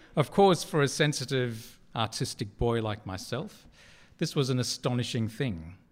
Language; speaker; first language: English; native; English